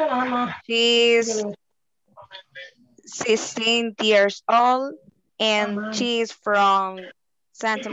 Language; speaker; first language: English; non-native, learner; Spanish